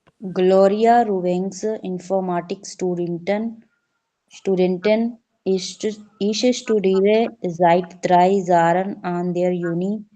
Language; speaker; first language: German; non-native, learner; Hindi